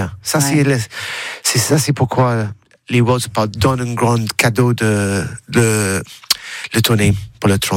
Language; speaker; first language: French; non-native, learner; English